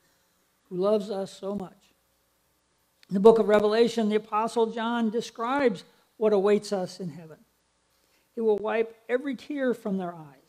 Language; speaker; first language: English; native; English